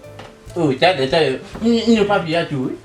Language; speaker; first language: Spanish; non-native, learner; Haitian Creole